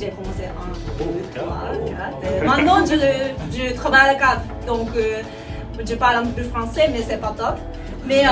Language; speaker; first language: French; non-native, learner; Japanese